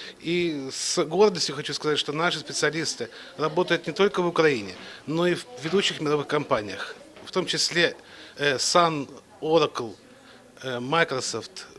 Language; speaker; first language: Russian; native; Russian